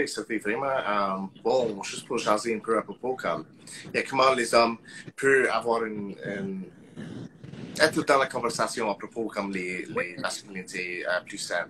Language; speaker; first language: French; non-native, local second language; English